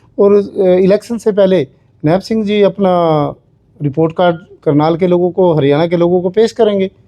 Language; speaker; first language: Hindi; native; Hindi